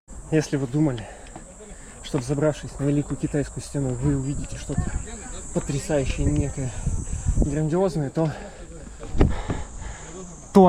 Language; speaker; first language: Russian; native; Russian